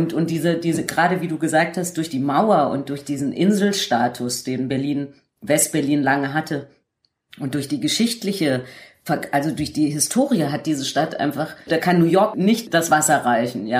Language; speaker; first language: German; native; German